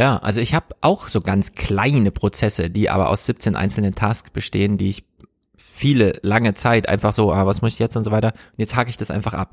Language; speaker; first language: German; native; German